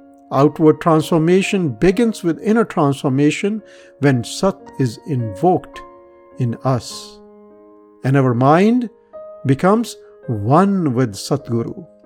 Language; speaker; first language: English; non-native, local second language; Punjabi